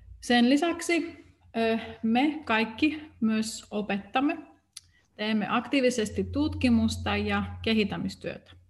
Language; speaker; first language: Finnish; non-native, fluent; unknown